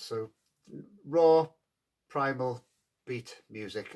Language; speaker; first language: English; native; English